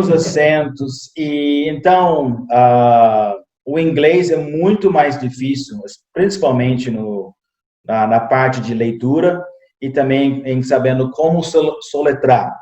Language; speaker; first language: Portuguese; non-native, fluent; English